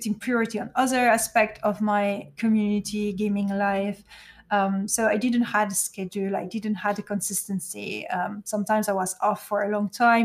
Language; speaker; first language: English; non-native, fluent; French